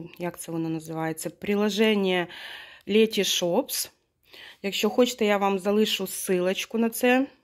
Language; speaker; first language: Ukrainian; non-native, local second language; Russian